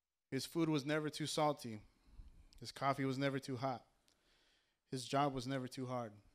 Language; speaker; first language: English; early bilingual, other home language; Spanish